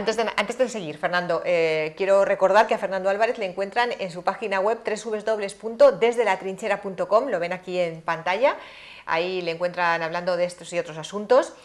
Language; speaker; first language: Spanish; native; Spanish